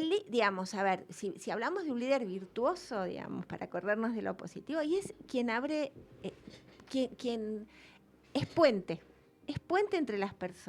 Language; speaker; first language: Spanish; native; Spanish